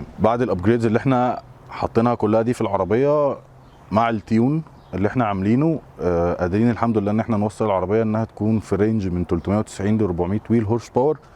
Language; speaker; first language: Arabic; native; Arabic